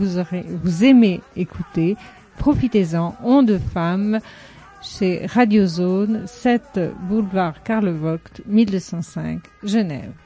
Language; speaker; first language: French; native; French